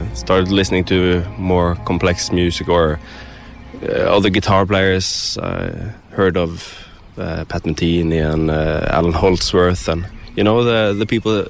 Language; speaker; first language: English; non-native, fluent; Norwegian